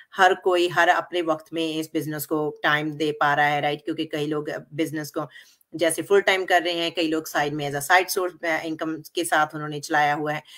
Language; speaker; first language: Hindi; non-native, local second language; Punjabi